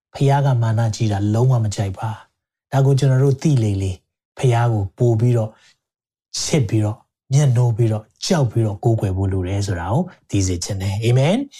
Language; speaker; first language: Burmese; native; Burmese